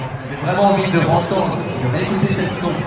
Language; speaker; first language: French; native; French